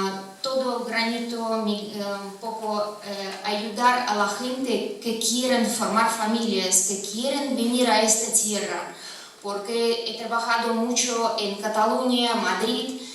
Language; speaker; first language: Spanish; non-native, fluent; Russian